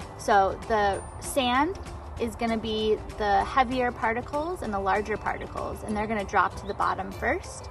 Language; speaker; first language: English; native; English